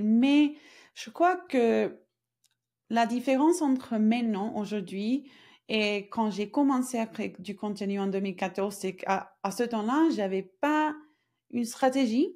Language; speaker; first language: French; non-native, fluent; Spanish